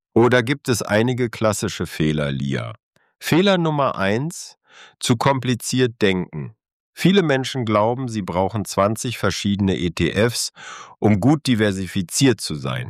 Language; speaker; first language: German; native; German